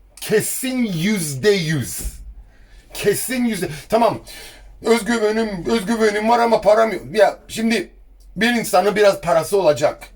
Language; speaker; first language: Turkish; early bilingual, heritage; Turkish